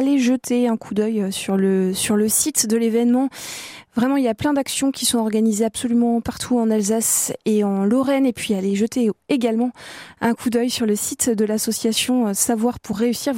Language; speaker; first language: French; native; French